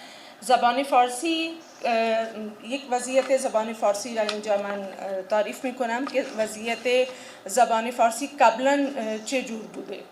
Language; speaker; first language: Persian; non-native, fluent; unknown